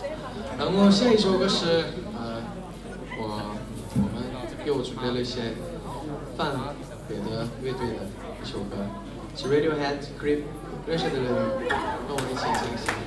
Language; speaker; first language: Chinese; non-native, fluent; Korean